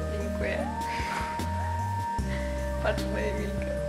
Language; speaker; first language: Polish; non-native, fluent; Ukrainian